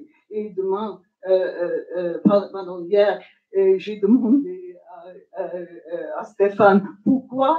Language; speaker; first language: French; non-native, fluent; English